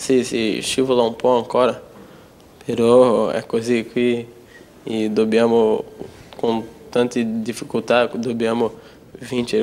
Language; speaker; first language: Italian; non-native, learner; Portuguese